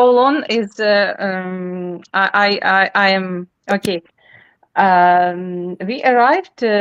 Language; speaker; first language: English; non-native, learner; Ukrainian